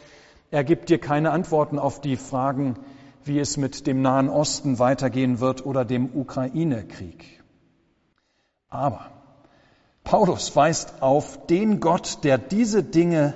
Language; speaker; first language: German; native; German